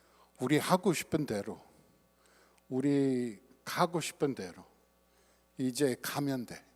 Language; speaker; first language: Korean; non-native, fluent; English